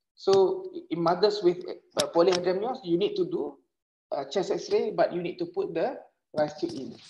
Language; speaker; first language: English; non-native, local second language; Malay